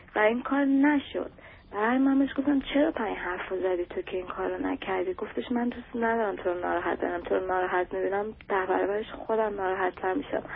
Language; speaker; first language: Persian; early bilingual, heritage; Persian